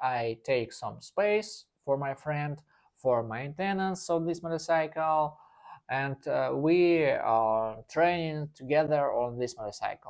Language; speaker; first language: English; non-native, learner; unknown